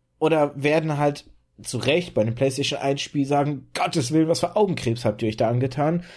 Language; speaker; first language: German; early bilingual, other home language; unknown